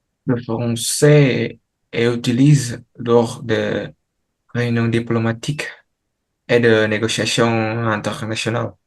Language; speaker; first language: French; non-native, learner; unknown